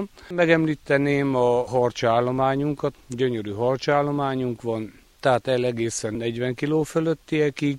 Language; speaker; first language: Hungarian; native; Hungarian